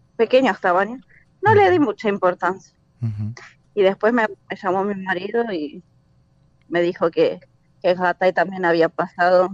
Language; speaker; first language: Spanish; native; Spanish